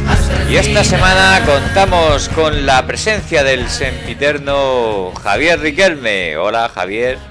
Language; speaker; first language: Spanish; native; Spanish